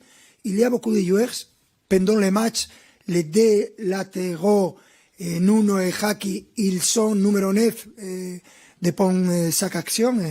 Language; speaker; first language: French; non-native, fluent; Spanish